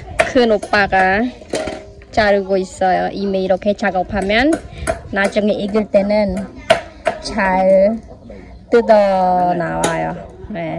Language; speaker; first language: Korean; non-native, fluent; Khmer